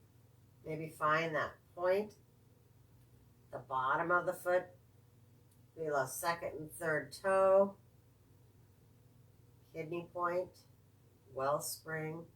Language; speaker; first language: English; native; English